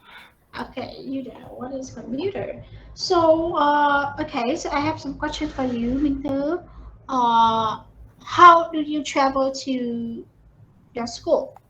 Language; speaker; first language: English; non-native, fluent; Vietnamese